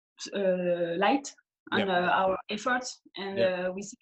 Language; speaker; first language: English; non-native, fluent; French